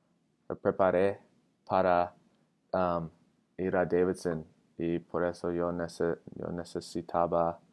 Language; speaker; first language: Spanish; non-native, learner; English